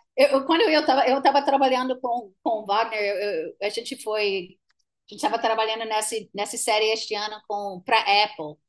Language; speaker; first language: Portuguese; non-native, fluent; English